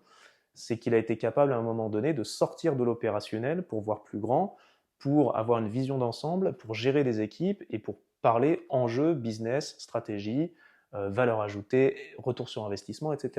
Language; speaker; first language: French; native; French